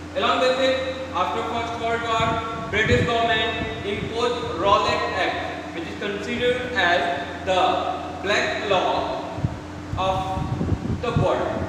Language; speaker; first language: English; non-native, local second language; Hindi